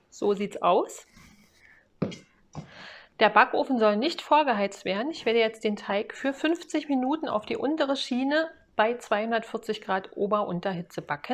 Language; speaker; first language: German; native; German